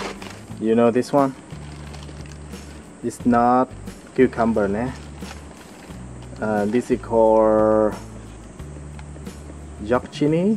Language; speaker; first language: English; non-native, fluent; Vietnamese